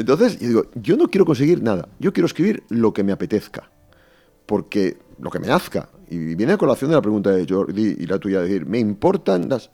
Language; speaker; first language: Spanish; native; Spanish